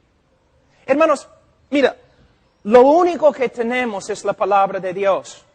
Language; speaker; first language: Spanish; non-native, fluent; English